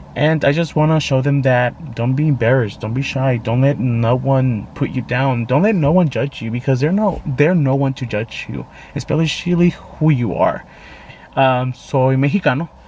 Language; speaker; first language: English; native; English